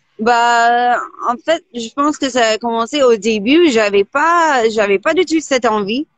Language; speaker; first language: French; non-native, fluent; English